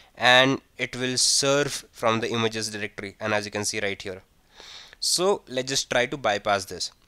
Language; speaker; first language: English; non-native, local second language; Hindi